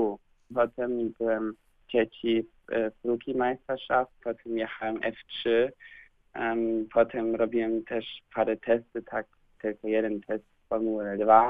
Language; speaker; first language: Polish; early bilingual, heritage; Polish